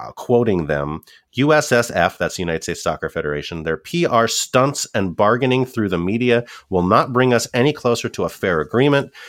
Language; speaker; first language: English; native; English